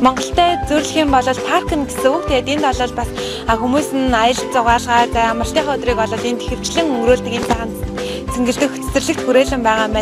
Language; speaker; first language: Mongolian; native; Mongolian